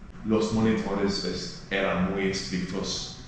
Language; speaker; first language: Spanish; non-native, learner; English